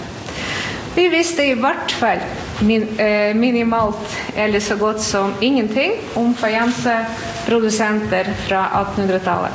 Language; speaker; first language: Norwegian; non-native, fluent; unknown